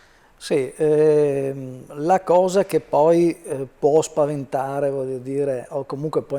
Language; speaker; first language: Italian; native; Italian